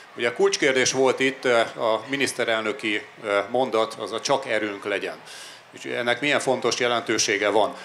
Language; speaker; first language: Hungarian; native; Hungarian